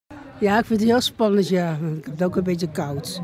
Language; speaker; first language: Dutch; native; Dutch